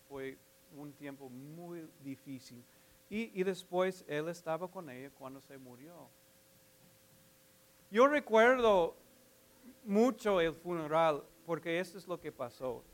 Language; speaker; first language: Spanish; non-native, fluent; English